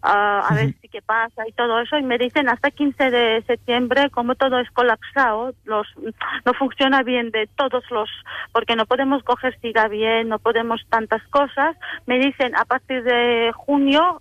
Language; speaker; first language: Spanish; non-native, learner; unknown